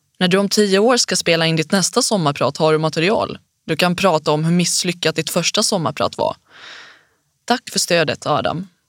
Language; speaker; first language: Swedish; native; Swedish